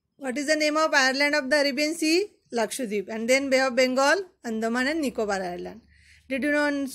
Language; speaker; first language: English; non-native, local second language; Marathi